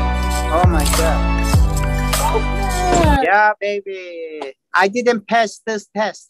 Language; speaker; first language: English; non-native, learner; Turkish